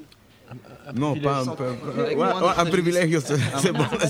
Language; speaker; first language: French; non-native, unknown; Spanish